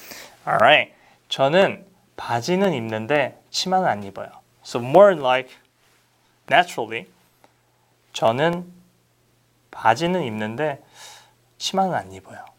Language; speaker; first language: Korean; non-native, fluent; English